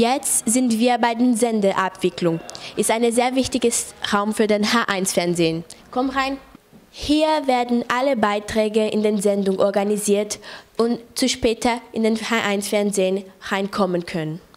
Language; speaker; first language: German; non-native, learner; Portuguese